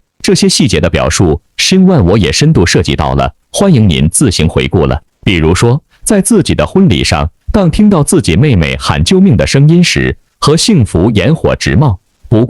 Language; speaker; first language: Chinese; native; Chinese